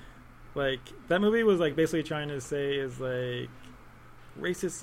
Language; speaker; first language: English; native; English